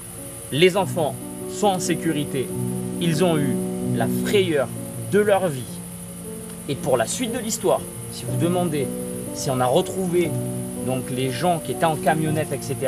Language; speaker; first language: French; native; French